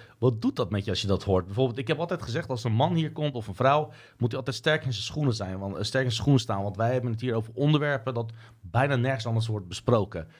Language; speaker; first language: Dutch; early bilingual, other home language; Turkish